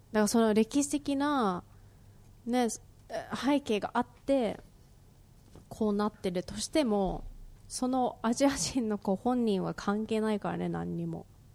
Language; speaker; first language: Japanese; native; Japanese